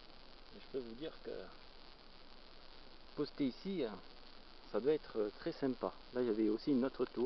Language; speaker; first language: French; native; French